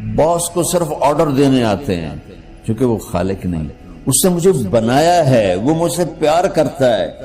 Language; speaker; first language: Urdu; non-native, local second language; Punjabi